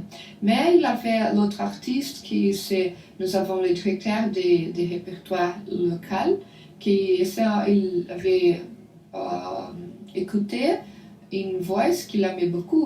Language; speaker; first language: French; non-native, learner; Portuguese